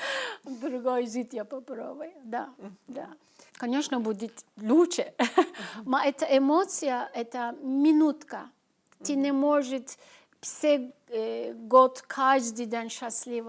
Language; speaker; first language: Russian; non-native, learner; Turkish